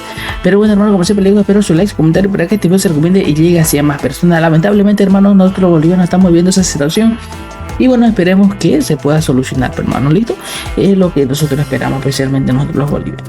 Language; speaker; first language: Spanish; native; Spanish